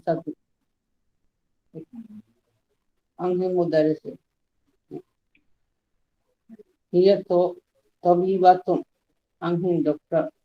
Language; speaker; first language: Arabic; non-native, learner; Divehi